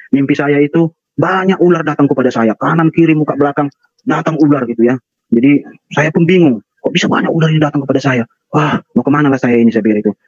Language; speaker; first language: Indonesian; native; Indonesian